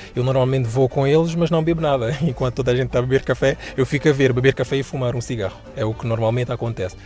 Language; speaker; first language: Portuguese; non-native, local second language; Kabuverdianu